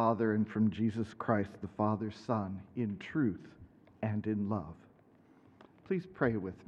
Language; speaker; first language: English; native; English